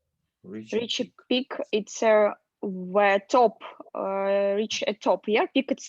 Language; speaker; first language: English; non-native, learner; Russian